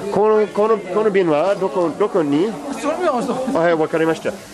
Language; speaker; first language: Japanese; non-native, learner; English